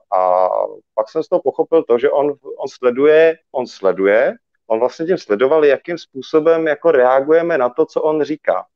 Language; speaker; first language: Czech; early bilingual, other home language; Russian